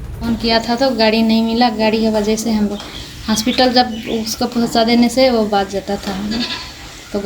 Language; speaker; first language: Hindi; non-native, local second language; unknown